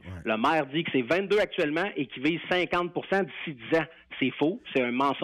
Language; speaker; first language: French; native; French